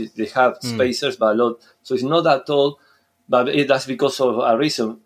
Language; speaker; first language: English; non-native, fluent; Spanish